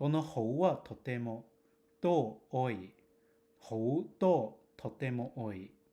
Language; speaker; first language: Japanese; non-native, fluent; Cantonese